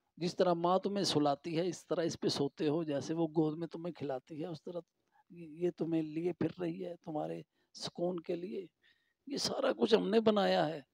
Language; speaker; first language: Urdu; non-native, local second language; Punjabi